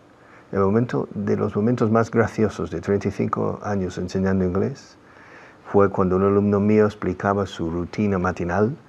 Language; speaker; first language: Spanish; non-native, fluent; English